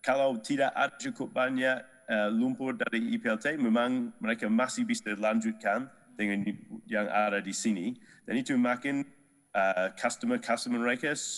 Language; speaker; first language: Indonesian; non-native, fluent; English